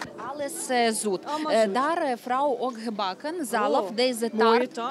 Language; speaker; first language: Dutch; non-native, learner; Ukrainian